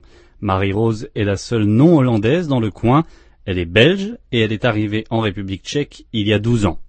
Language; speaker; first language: French; native; French